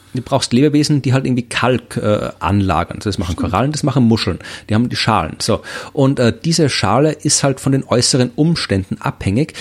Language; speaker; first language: German; native; German